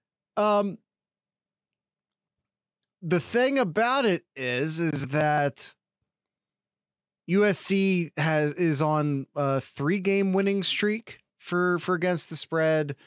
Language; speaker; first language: English; native; English